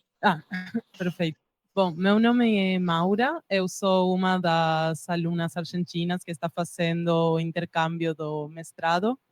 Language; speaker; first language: Portuguese; non-native, fluent; Spanish